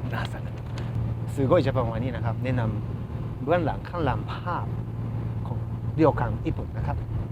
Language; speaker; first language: Thai; non-native, fluent; Japanese